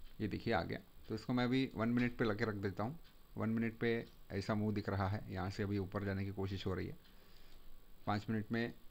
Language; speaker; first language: Hindi; non-native, local second language; Marathi